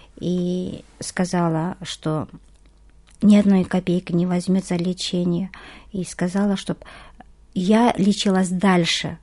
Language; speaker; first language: Russian; non-native, local second language; Kazakh